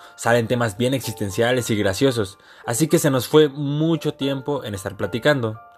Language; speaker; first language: Spanish; native; Spanish